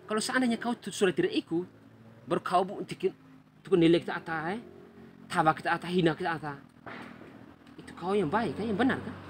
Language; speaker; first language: Indonesian; non-native, local second language; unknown